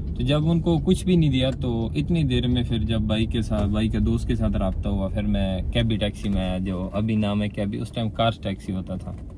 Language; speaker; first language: Urdu; non-native, local second language; Pashto